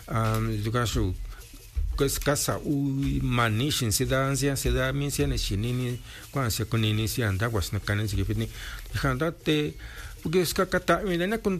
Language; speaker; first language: Spanish; non-native, local second language; Mixtepec Mixtec